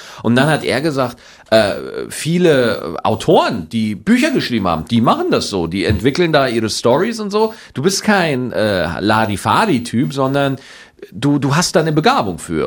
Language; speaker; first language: German; native; German